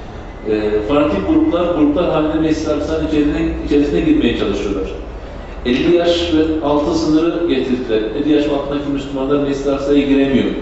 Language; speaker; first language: Turkish; native; Turkish